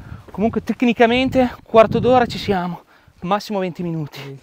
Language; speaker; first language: Italian; native; Italian